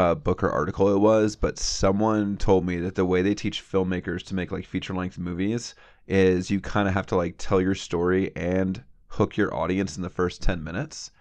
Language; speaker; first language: English; native; English